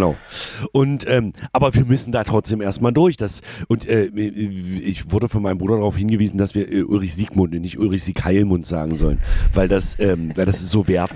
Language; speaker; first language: German; native; German